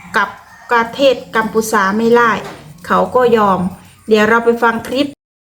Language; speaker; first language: Thai; native; Thai